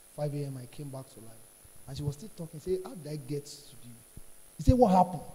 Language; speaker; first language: English; non-native, local second language; Yoruba